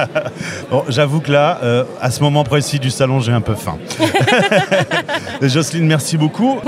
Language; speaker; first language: French; native; French